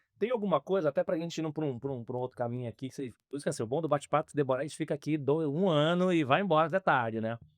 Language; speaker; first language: Portuguese; native; Portuguese